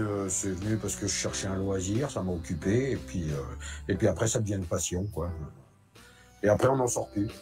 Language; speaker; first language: French; native; French